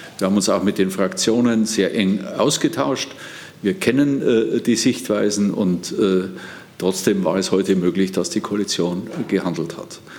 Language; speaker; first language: German; native; German